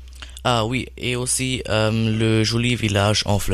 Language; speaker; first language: French; non-native, learner; German